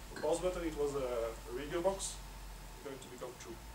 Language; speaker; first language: English; non-native, fluent; Dutch